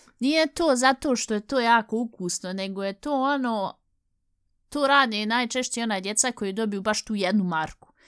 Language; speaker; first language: Bosnian; early bilingual, heritage; Bosnian